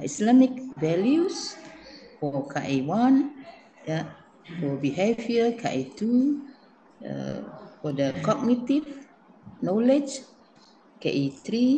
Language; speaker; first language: English; non-native, learner; Indonesian